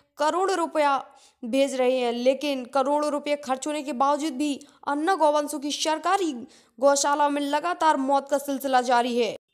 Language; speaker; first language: Hindi; native; Hindi